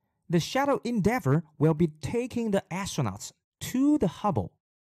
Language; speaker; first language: English; non-native, fluent; Chinese